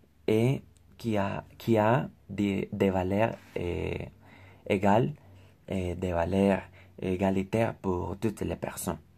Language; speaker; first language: French; non-native, learner; Spanish